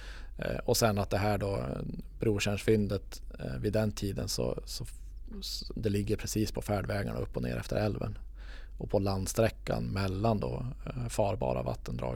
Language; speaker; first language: Swedish; native; Swedish